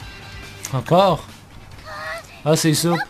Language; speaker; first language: French; native; French